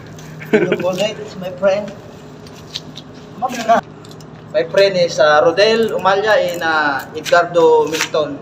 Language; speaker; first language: English; non-native, learner; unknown